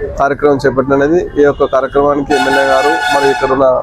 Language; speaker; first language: Telugu; native; Telugu